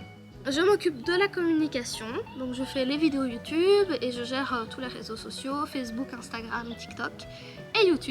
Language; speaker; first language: French; native; French